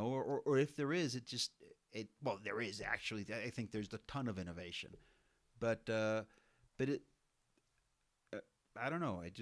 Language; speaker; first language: English; non-native, fluent; Spanish